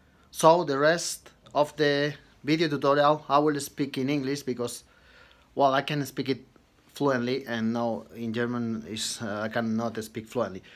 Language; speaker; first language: English; non-native, fluent; Spanish